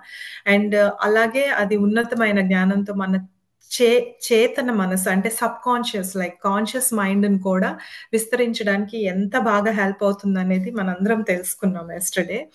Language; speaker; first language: Telugu; native; Telugu